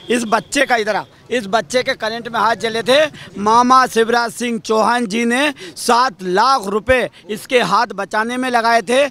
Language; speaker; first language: Hindi; native; Hindi